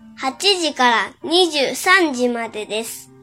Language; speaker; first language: Japanese; early bilingual, other home language; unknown